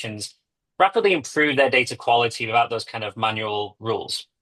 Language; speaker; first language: English; native; English